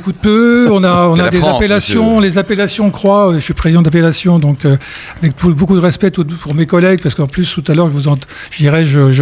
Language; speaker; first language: French; native; French